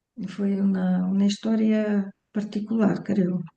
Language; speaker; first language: Spanish; early bilingual, heritage; Portuguese